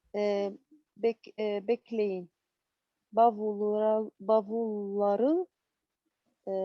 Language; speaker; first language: Turkish; non-native, learner; Arabic